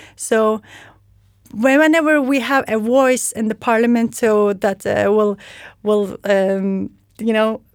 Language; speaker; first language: English; non-native, fluent; Turkish